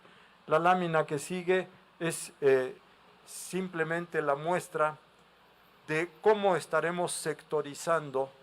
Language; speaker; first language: Spanish; native; Spanish